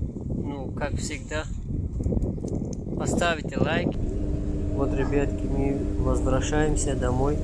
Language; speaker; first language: Russian; non-native, local second language; Tajik